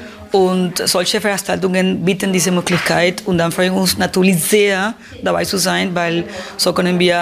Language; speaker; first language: German; non-native, fluent; Spanish